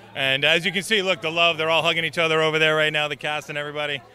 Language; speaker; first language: English; native; English